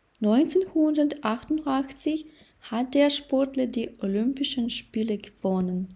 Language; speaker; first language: German; non-native, fluent; Ukrainian